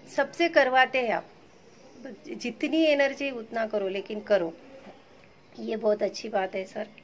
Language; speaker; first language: Hindi; non-native, local second language; Marathi